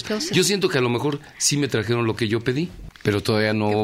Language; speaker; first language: Spanish; native; Spanish